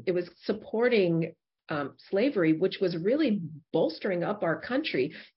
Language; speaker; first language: English; native; English